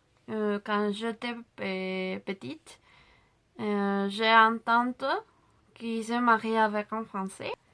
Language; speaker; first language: French; non-native, learner; Spanish